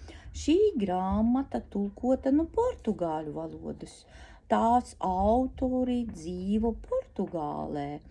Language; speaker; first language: Latvian; non-native, local second language; Russian